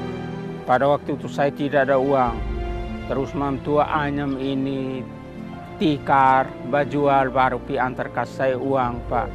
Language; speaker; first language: Indonesian; non-native, local second language; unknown